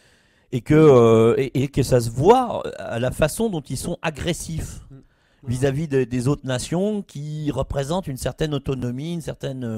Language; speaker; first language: French; native; French